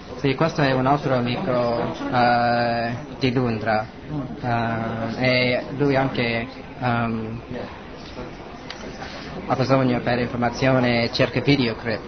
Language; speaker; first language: Italian; non-native, learner; English